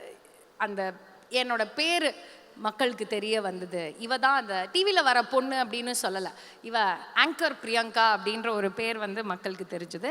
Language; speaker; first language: Tamil; native; Tamil